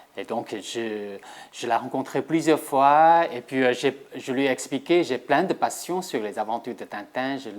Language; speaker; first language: French; non-native, fluent; Chinese